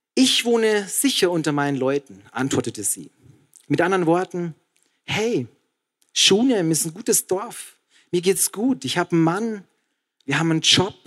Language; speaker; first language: German; native; German